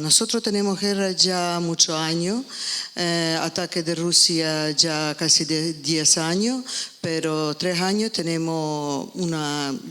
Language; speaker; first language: Spanish; non-native, learner; Ukrainian